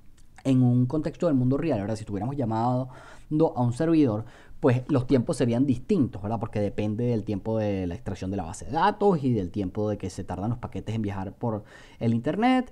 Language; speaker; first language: Spanish; native; Spanish